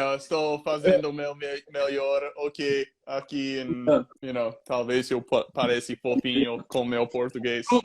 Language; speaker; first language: Portuguese; non-native, learner; English